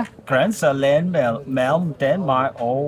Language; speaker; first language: Danish; non-native, learner; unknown